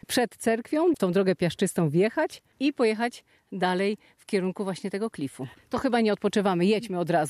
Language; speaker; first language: Polish; native; Polish